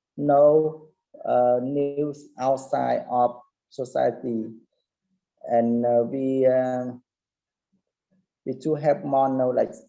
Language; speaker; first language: English; non-native, learner; Khmer